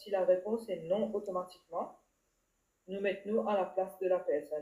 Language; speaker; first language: French; non-native, local second language; Morisyen